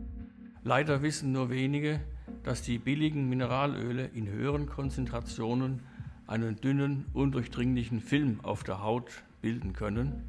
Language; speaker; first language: German; native; German